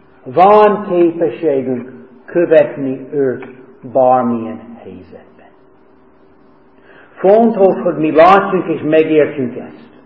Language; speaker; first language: Hungarian; non-native, fluent; English